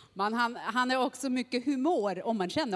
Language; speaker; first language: Swedish; non-native, learner; German